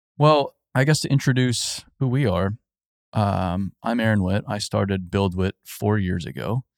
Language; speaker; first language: English; native; English